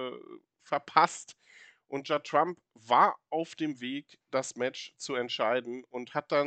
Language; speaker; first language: German; native; German